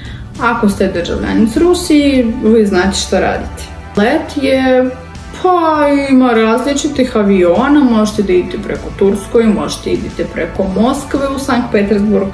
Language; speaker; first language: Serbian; non-native, learner; Russian